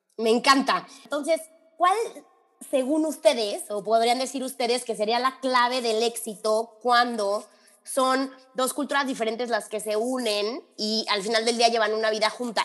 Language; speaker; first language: Spanish; native; Spanish